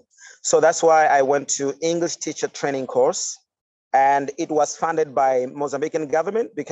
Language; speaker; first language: English; non-native, fluent; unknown